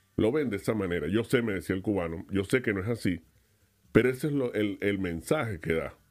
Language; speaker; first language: Spanish; native; Spanish